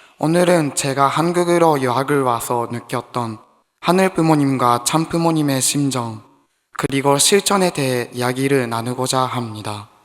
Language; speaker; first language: Korean; non-native, fluent; Japanese